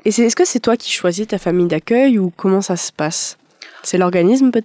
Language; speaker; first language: French; native; French